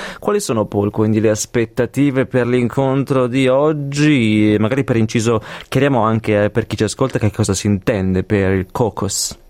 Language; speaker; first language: Italian; native; Italian